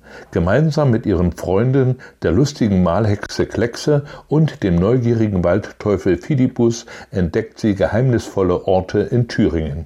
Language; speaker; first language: German; native; German